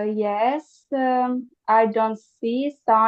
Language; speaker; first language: English; non-native, learner; Ukrainian